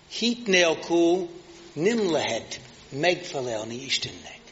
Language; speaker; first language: Hungarian; non-native, fluent; English